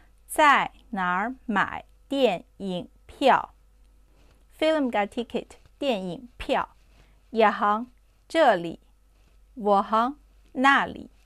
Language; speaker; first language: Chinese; non-native, fluent; Urdu